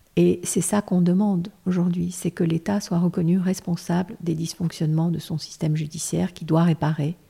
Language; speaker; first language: French; non-native, local second language; Armenian